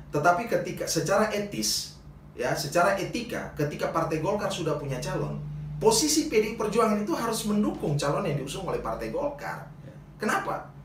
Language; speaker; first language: Indonesian; native; Indonesian